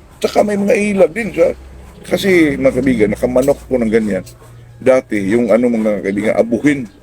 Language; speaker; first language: Filipino; non-native, local second language; Cebuano